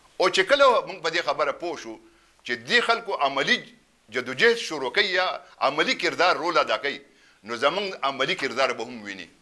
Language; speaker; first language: Pashto; native; Pashto